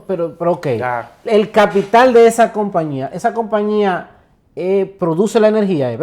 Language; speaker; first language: Spanish; native; Spanish